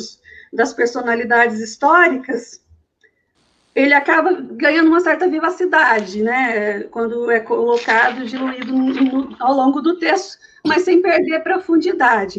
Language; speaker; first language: Portuguese; native; Portuguese